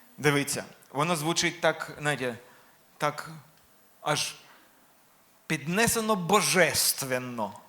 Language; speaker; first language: Ukrainian; non-native, local second language; Russian